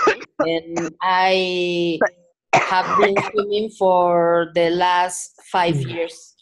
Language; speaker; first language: English; non-native, learner; Spanish